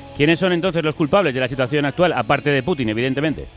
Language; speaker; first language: Spanish; native; Spanish